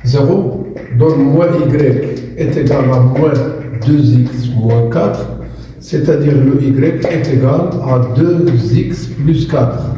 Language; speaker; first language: French; non-native, local second language; Arabic